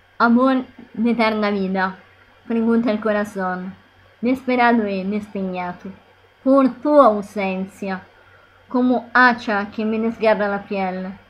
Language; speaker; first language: Spanish; non-native, learner; Italian